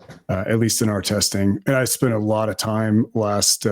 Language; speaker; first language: English; native; English